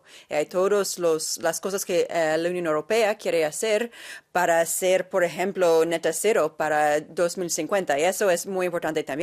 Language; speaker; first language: Spanish; non-native, fluent; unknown